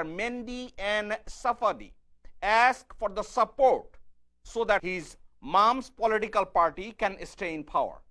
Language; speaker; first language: English; non-native, fluent; Bangla